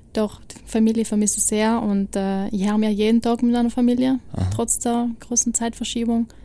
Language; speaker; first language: German; native; German